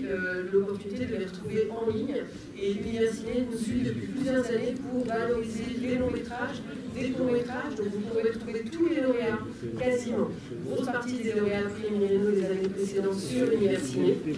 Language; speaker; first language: French; native; French